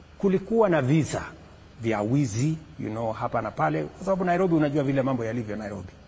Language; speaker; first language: Swahili; non-native, local second language; Kalenjin